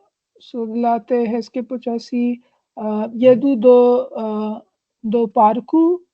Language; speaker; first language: Czech; non-native, learner; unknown